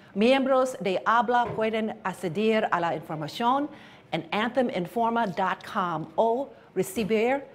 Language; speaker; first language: Spanish; non-native, learner; English